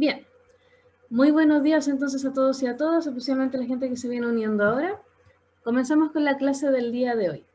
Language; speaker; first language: Spanish; native; Spanish